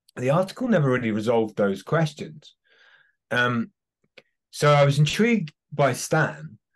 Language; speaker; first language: English; native; English